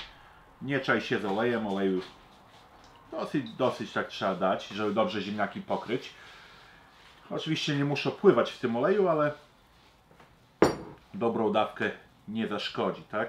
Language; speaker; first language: Polish; early bilingual, heritage; Polish